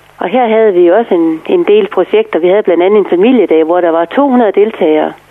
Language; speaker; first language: Danish; native; Danish